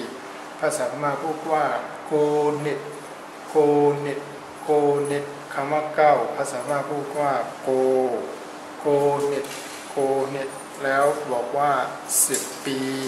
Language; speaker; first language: Thai; non-native, fluent; Burmese